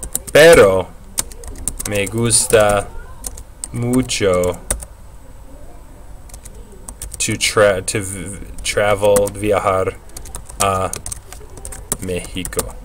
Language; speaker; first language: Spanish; non-native, fluent; English